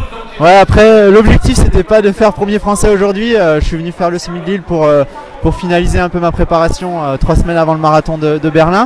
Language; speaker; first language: French; native; French